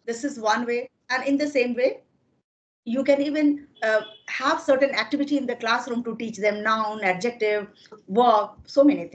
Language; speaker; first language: English; non-native, fluent; Hindi